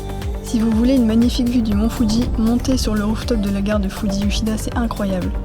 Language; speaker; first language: French; native; French